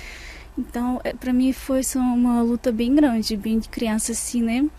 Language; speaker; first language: Portuguese; non-native, fluent; Russian